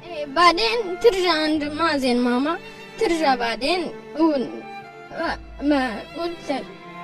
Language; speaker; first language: Arabic; non-native, learner; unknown